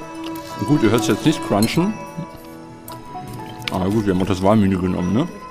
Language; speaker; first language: German; native; German